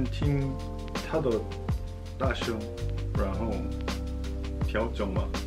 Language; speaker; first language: Chinese; non-native, learner; Korean